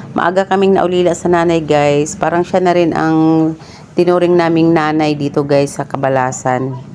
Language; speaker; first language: Filipino; non-native, local second language; Cebuano